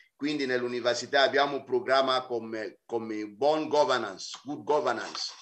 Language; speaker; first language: Italian; non-native, fluent; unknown